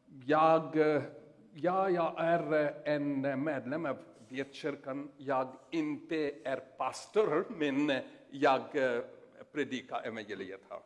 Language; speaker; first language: Swedish; non-native, learner; Urdu